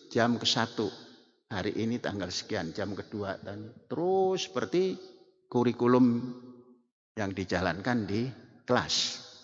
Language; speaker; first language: Indonesian; non-native, local second language; Javanese